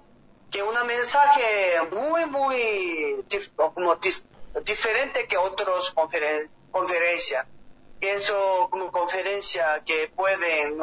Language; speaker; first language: Spanish; non-native, learner; Korean